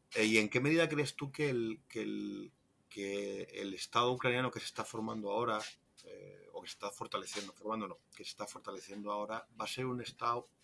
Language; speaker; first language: Spanish; native; Spanish